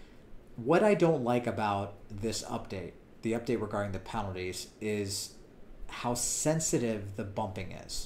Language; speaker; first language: English; native; English